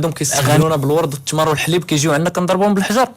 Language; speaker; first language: Arabic; native; Arabic